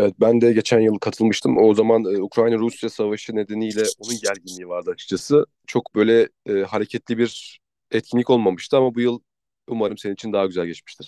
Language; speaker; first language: Turkish; native; Turkish